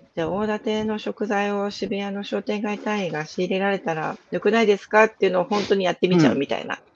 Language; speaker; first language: Japanese; native; Japanese